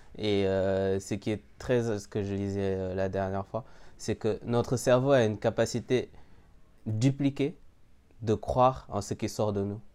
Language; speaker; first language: French; native; French